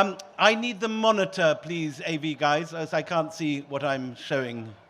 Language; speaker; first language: English; native; English